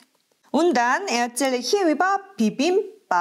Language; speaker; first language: German; non-native, fluent; Korean